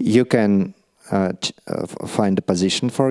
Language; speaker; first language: English; non-native, learner; Russian